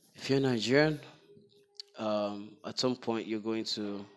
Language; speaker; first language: English; non-native, local second language; Igbo